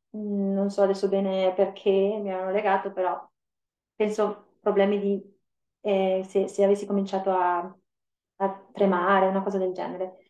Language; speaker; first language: Italian; native; Italian